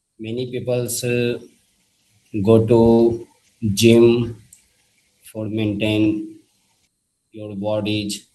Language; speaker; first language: English; non-native, learner; Hindi